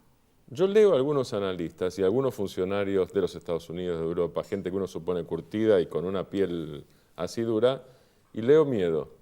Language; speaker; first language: Spanish; native; Spanish